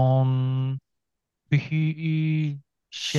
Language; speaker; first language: French; non-native, learner; Chinese